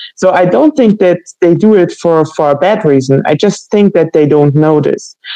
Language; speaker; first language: English; non-native, fluent; German